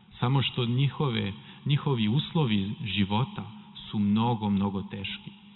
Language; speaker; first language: Serbian; non-native, fluent; French